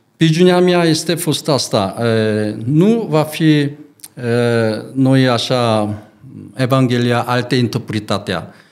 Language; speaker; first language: Romanian; non-native, learner; Korean